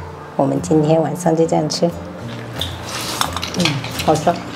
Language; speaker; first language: Chinese; native; Chinese